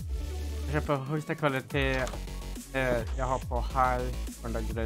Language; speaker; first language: Swedish; native; Swedish